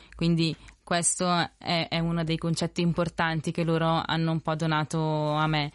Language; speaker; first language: Italian; early bilingual, other home language; Spanish